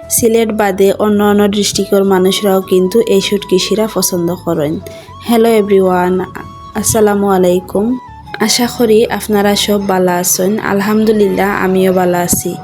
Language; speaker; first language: Bangla; non-native, local second language; Sylheti